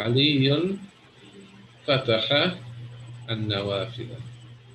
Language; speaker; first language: Arabic; non-native, fluent; English